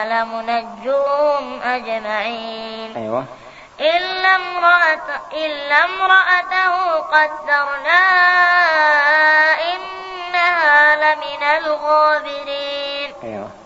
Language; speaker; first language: Arabic; native; Arabic